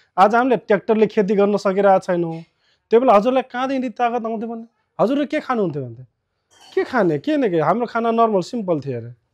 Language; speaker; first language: Nepali; non-native, local second language; Rana Tharu